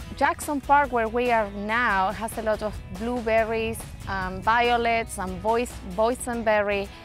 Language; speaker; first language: English; non-native, fluent; Spanish